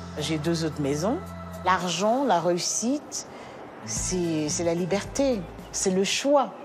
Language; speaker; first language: French; early bilingual, other home language; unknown